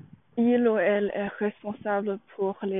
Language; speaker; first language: French; non-native, learner; English